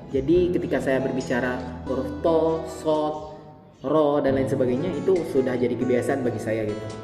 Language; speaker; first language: Indonesian; non-native, local second language; Minangkabau